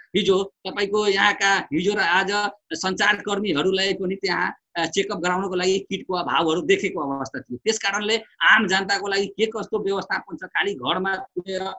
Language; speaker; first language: Nepali; non-native, local second language; Bhojpuri